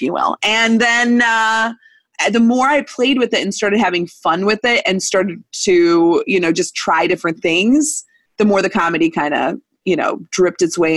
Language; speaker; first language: English; native; English